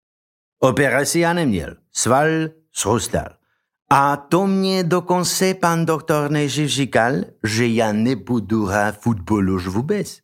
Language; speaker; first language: Czech; non-native, learner; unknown